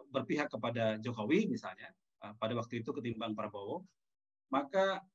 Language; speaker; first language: Indonesian; native; Indonesian